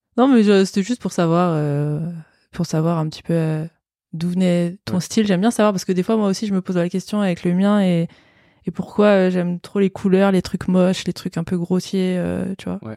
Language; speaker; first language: French; native; French